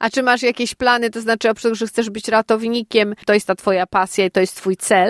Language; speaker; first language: Polish; native; Polish